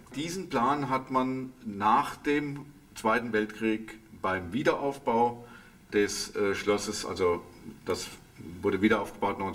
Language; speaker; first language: German; native; German